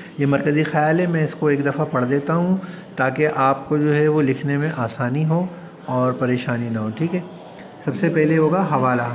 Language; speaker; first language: Urdu; native; Urdu